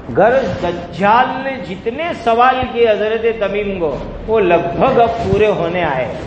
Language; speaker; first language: Urdu; non-native, local second language; Gujarati